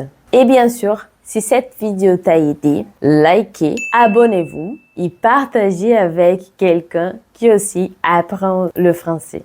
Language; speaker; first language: French; non-native, fluent; Portuguese